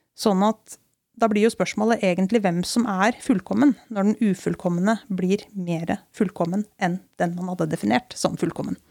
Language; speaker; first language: Norwegian; native; Norwegian